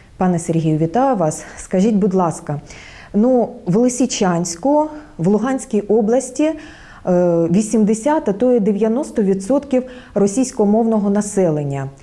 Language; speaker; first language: Ukrainian; native; Ukrainian